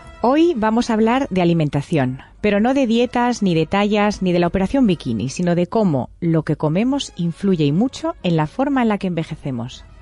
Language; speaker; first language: Spanish; native; Spanish